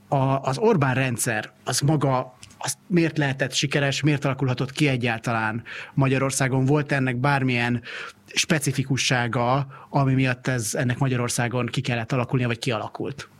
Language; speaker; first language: Hungarian; native; Hungarian